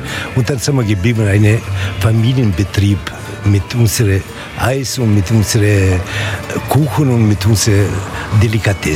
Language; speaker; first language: German; non-native, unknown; Italian